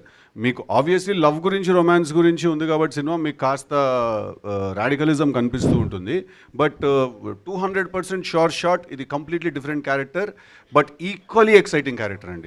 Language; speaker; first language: Telugu; native; Telugu